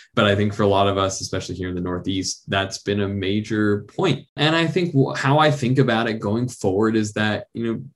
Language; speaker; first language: English; native; English